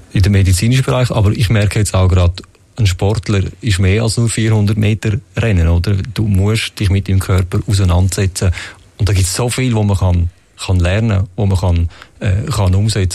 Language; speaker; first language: German; native; German